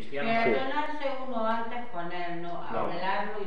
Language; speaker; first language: Spanish; native; Spanish